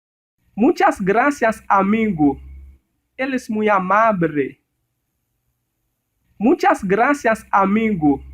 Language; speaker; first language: Spanish; non-native, learner; Haitian Creole